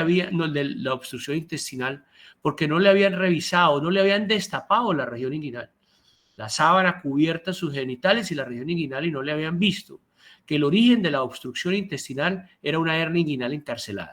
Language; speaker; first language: Spanish; native; Spanish